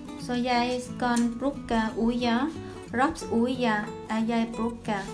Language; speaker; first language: Norwegian; non-native, learner; Vietnamese